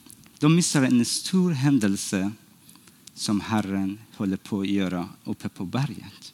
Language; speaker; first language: Swedish; non-native, fluent; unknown